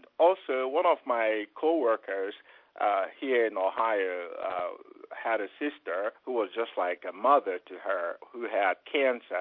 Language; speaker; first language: English; non-native, local second language; Igbo